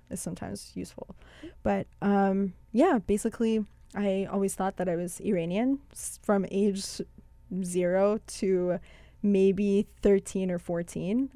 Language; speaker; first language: English; early bilingual, other home language; Persian